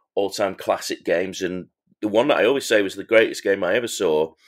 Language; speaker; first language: English; native; English